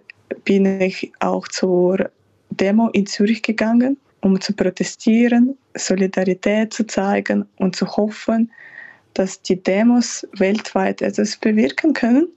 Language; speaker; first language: German; non-native, fluent; Ukrainian